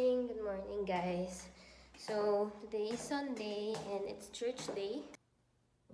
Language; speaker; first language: English; non-native, local second language; Filipino